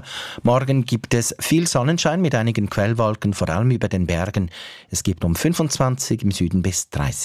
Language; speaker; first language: German; native; German